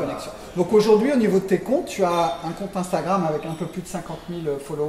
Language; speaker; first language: French; native; French